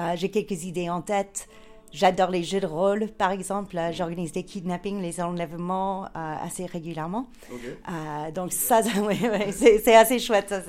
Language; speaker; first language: French; native; French